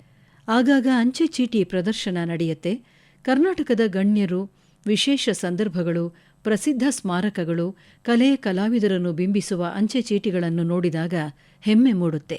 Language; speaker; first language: Kannada; native; Kannada